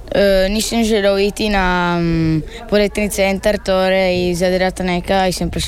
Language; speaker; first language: Slovenian; early bilingual, heritage; Italian